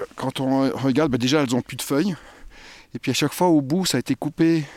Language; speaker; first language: French; native; French